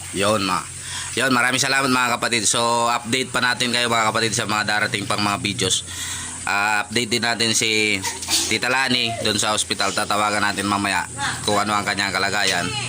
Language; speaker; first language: Filipino; native; Filipino